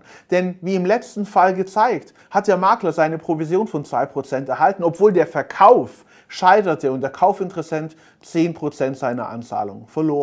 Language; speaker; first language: German; native; German